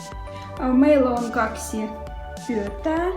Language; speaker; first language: Finnish; non-native, learner; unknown